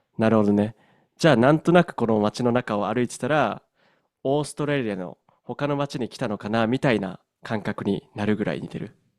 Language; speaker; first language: Japanese; native; Japanese